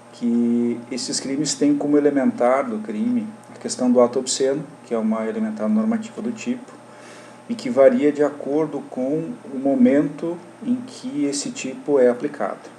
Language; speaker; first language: Portuguese; native; Portuguese